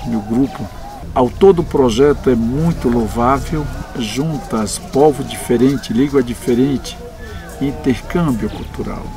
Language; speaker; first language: Portuguese; non-native, local second language; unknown